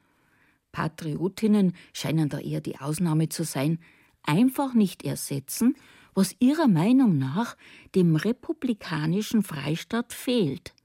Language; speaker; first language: German; native; German